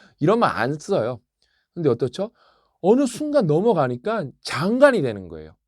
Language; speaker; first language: Korean; native; Korean